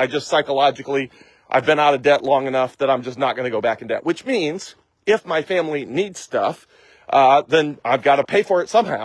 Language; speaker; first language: English; native; English